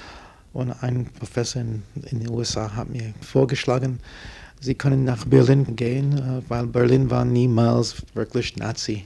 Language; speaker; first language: German; non-native, fluent; English